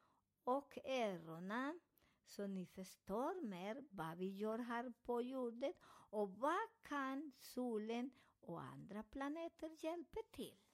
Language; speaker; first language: Swedish; non-native, fluent; Spanish